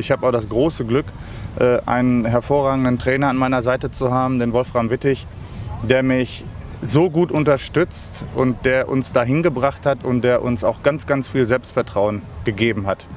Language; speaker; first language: German; native; German